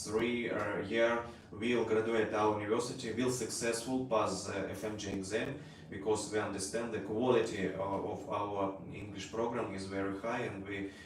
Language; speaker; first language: English; non-native, learner; Russian